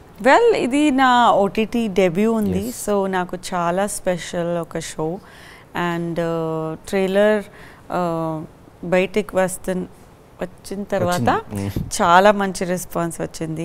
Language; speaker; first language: Telugu; non-native, fluent; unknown